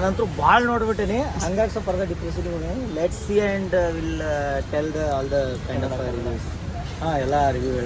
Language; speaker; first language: Kannada; native; Kannada